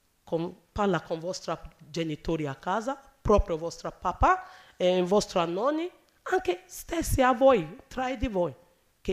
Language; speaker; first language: Italian; non-native, learner; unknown